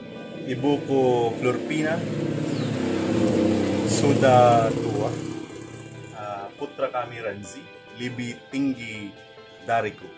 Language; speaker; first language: Indonesian; non-native, learner; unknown